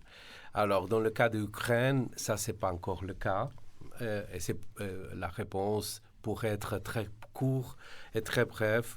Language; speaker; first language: French; non-native, fluent; Slovenian